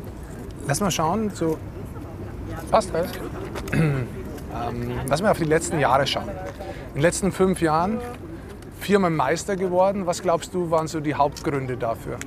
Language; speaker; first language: German; native; German